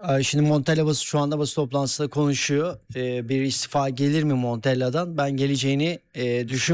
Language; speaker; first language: Turkish; native; Turkish